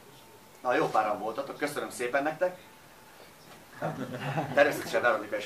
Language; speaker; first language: Hungarian; native; Hungarian